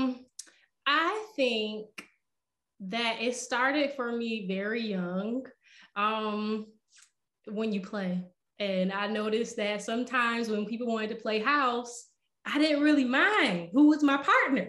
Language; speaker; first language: English; native; English